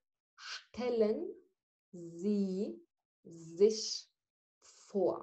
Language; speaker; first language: German; non-native, fluent; Arabic